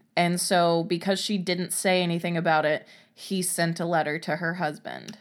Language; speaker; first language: English; native; English